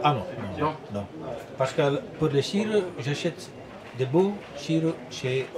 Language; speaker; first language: French; non-native, learner; Dutch